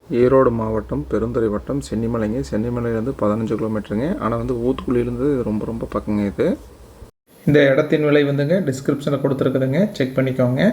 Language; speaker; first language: Tamil; native; Tamil